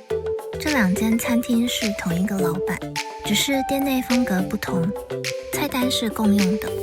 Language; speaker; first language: Chinese; native; Chinese